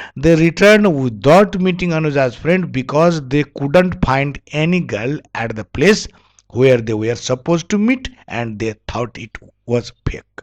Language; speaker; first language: English; non-native, local second language; Nepali